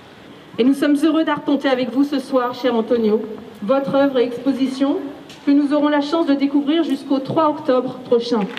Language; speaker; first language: French; native; French